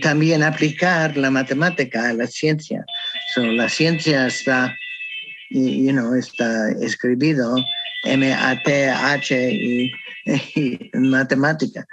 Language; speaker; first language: Spanish; non-native, learner; English